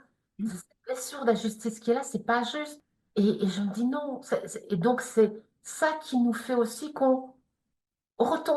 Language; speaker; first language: French; native; French